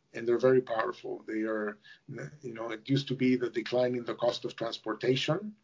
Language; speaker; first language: English; non-native, fluent; Spanish